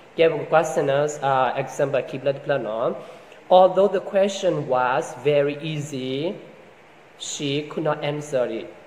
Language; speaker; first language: English; non-native, fluent; S'gaw Karen